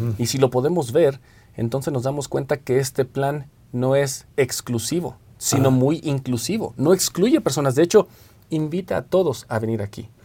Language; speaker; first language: Spanish; native; Spanish